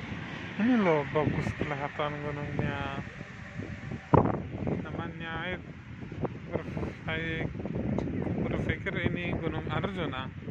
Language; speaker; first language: Indonesian; non-native, learner; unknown